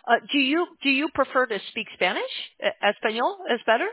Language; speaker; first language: English; native; English